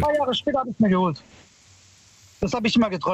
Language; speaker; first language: German; early bilingual, other home language; Italian